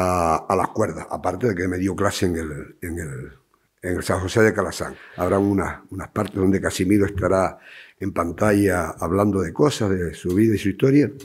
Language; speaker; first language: Spanish; native; Spanish